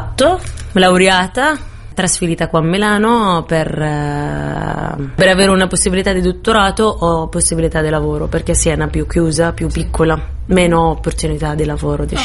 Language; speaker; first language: Italian; non-native, fluent; Arabic